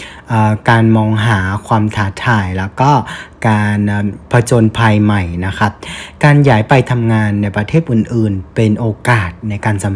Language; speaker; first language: Thai; non-native, fluent; Vietnamese